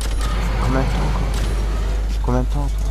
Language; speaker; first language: French; native; French